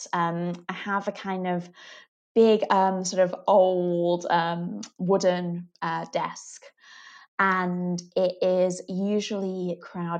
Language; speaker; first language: English; native; English